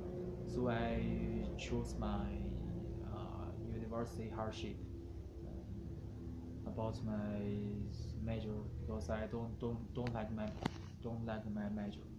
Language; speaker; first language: English; non-native, learner; Chinese